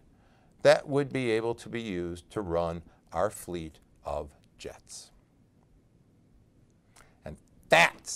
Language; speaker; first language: English; native; English